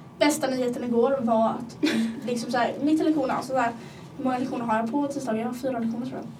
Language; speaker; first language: Swedish; early bilingual, other home language; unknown